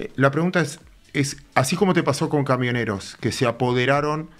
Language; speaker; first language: Spanish; native; Spanish